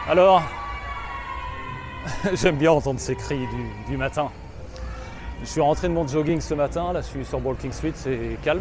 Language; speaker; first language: French; native; French